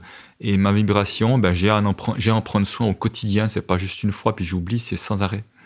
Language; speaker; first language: French; native; French